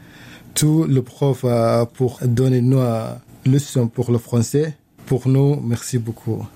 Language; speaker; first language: French; non-native, learner; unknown